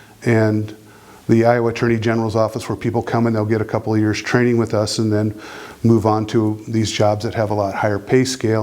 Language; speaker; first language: English; native; English